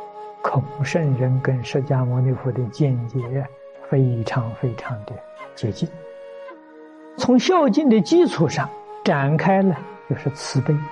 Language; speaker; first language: Chinese; native; Chinese